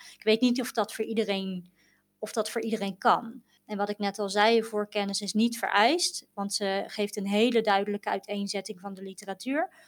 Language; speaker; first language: Dutch; native; Dutch